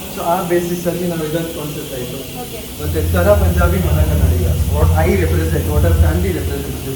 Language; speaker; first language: Kannada; non-native, local second language; Punjabi